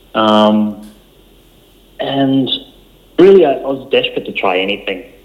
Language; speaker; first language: English; early bilingual, other home language; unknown